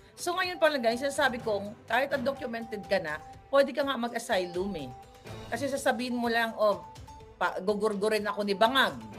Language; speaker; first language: Filipino; native; Filipino